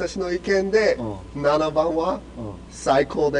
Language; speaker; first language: Japanese; non-native, learner; English